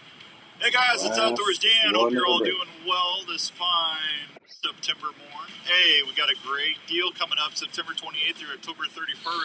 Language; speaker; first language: English; native; English